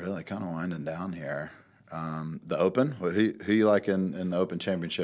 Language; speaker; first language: English; native; English